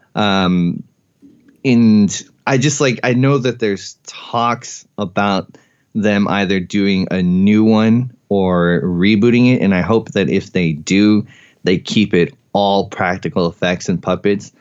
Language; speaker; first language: English; early bilingual, other home language; Spanish